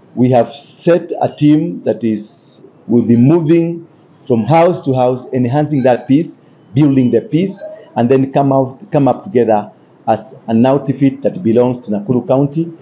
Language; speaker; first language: English; non-native, local second language; Kikuyu